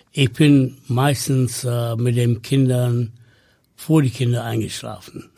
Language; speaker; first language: German; non-native, fluent; Tamil